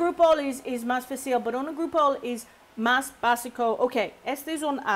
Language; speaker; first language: Spanish; non-native, learner; English